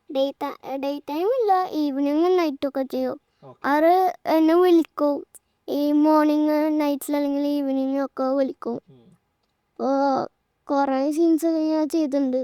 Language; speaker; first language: Malayalam; early bilingual, heritage; Malayalam